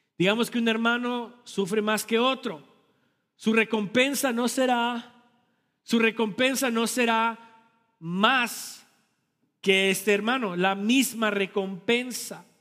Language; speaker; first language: Spanish; early bilingual, heritage; Spanish